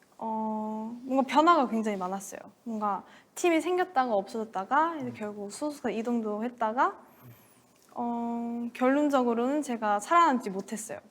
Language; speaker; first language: Korean; early bilingual, heritage; Korean